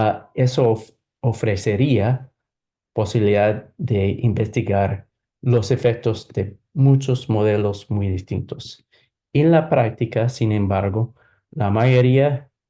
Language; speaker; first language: Spanish; non-native, fluent; English